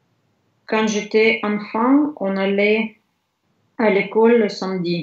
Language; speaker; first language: French; non-native, learner; Russian